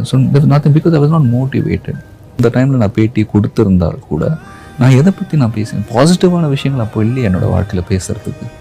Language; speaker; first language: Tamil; non-native, local second language; English